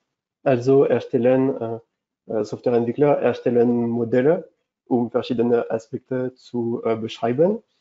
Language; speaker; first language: German; non-native, fluent; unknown